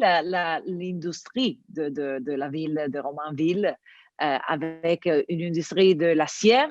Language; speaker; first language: French; non-native, fluent; Italian